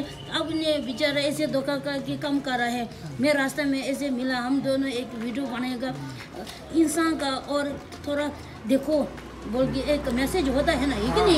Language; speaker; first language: Hindi; non-native, local second language; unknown